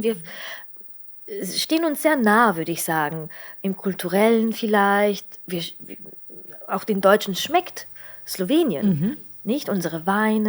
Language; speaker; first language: German; non-native, fluent; Slovenian